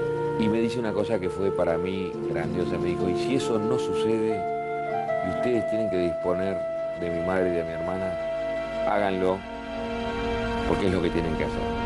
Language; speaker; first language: Spanish; native; Spanish